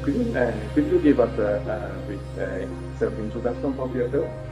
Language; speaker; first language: English; non-native, fluent; Japanese